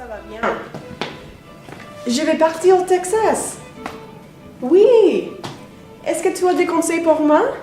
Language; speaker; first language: French; non-native, learner; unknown